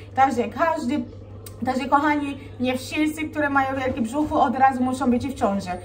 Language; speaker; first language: Polish; non-native, fluent; Swahili